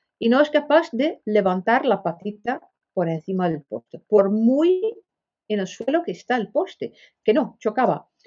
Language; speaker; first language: Spanish; non-native, fluent; Dutch